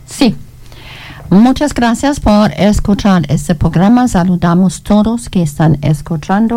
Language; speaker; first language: Spanish; non-native, learner; German